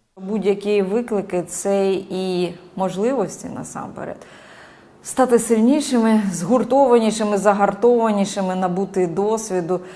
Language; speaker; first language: Ukrainian; native; Ukrainian